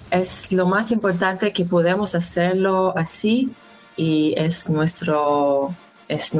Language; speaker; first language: Spanish; non-native, learner; Hebrew